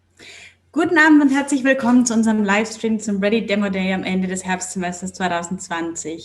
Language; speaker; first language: German; native; German